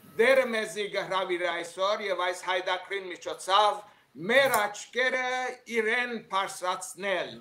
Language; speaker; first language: Armenian; early bilingual, heritage; Armenian